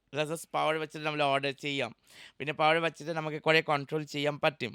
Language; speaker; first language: Malayalam; non-native, local second language; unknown